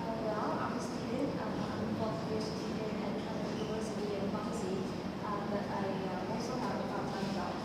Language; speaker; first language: English; non-native, fluent; Vietnamese